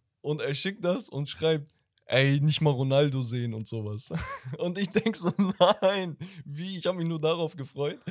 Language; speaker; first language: German; early bilingual, other home language; Turkish